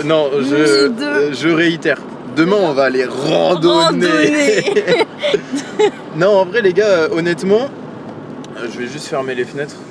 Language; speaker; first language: French; native; French